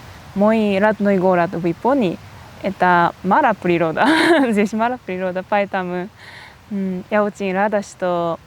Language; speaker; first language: Russian; non-native, learner; Japanese